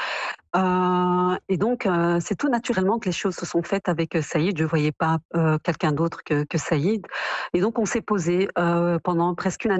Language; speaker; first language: French; native; French